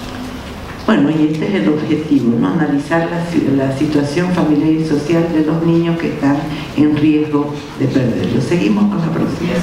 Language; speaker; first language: Spanish; native; Spanish